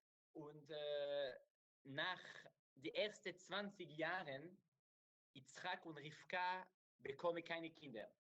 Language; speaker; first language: German; non-native, learner; Hebrew